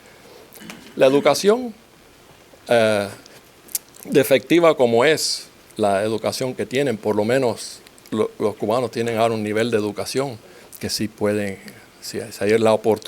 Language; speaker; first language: Spanish; native; Spanish